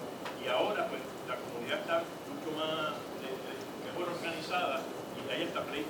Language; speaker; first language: Spanish; native; Spanish